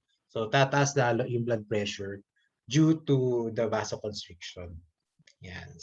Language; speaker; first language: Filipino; native; Filipino